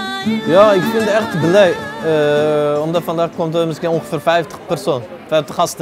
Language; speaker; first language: Dutch; non-native, local second language; Uyghur